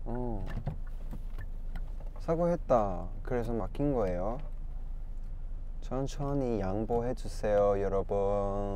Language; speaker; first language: Korean; non-native, fluent; Cantonese